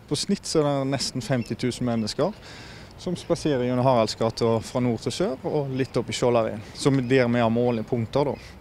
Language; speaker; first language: Norwegian; native; Norwegian